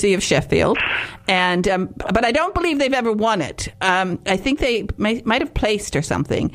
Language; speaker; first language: English; native; English